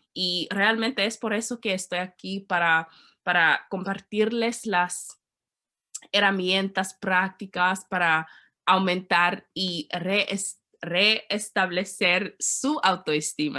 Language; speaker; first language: Spanish; non-native, learner; English